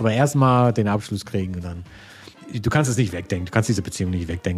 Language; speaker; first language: German; non-native, fluent; English